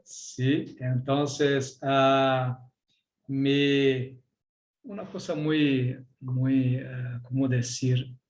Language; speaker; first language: Spanish; non-native, learner; Portuguese